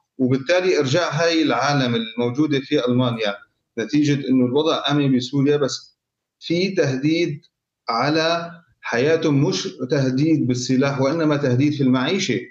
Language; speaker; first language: Arabic; native; Arabic